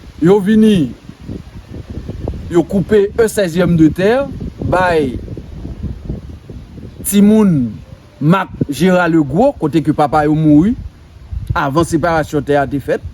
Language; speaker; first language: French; non-native, local second language; Haitian Creole